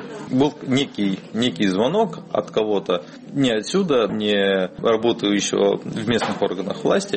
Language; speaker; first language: Russian; native; Russian